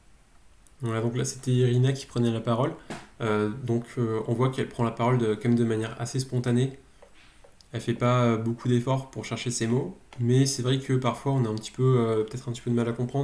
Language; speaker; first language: French; native; French